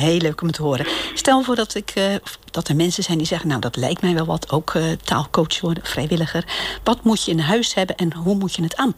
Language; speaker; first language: Dutch; native; Dutch